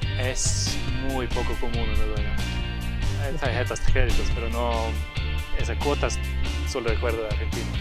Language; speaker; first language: Spanish; non-native, fluent; Norwegian